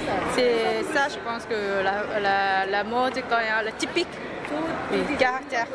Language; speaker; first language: French; non-native, fluent; Korean